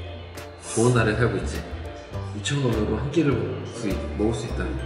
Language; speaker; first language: Korean; native; Korean